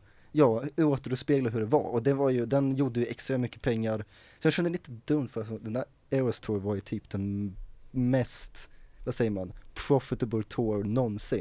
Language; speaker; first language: Swedish; native; Swedish